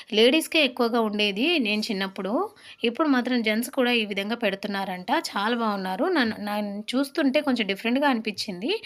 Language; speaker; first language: Telugu; non-native, local second language; Lambadi